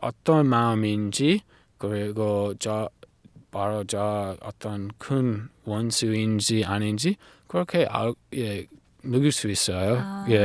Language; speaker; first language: Korean; non-native, learner; English